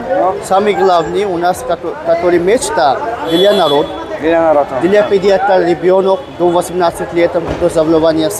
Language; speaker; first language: Russian; non-native, learner; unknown